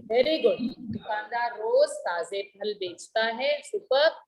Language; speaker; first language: Hindi; native; Hindi